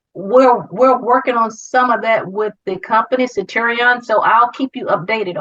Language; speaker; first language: English; native; English